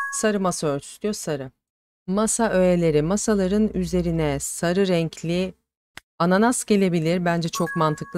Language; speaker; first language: Turkish; native; Turkish